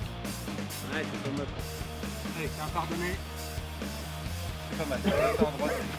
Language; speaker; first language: French; native; French